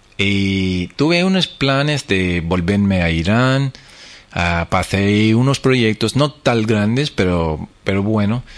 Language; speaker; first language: Spanish; non-native, fluent; English